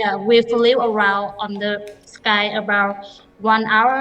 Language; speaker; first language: English; non-native, learner; Vietnamese